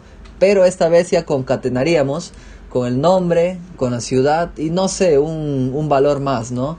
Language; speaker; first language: Spanish; native; Spanish